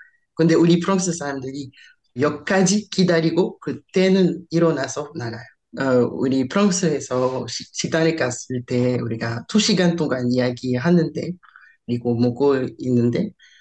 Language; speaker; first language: Korean; non-native, learner; French